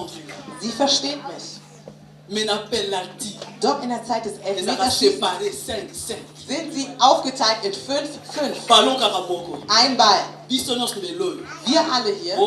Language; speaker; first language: German; non-native, fluent; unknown